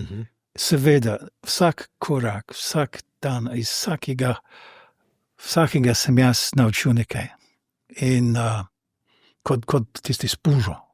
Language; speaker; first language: Slovenian; non-native, fluent; English